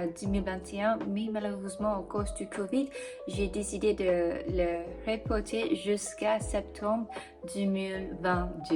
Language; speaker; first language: French; non-native, fluent; English